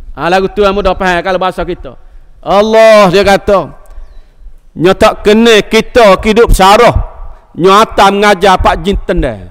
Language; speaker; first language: Malay; native; Malay